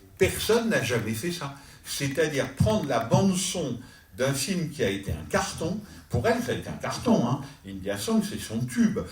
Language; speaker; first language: French; native; French